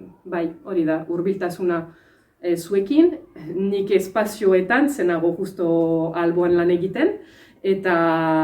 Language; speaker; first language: Basque; non-native, fluent; French